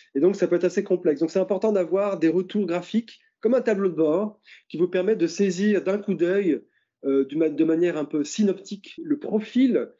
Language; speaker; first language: French; native; French